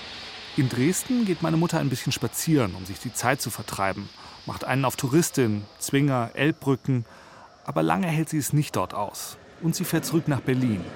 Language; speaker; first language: German; native; German